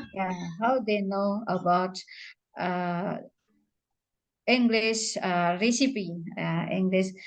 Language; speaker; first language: English; non-native, fluent; Indonesian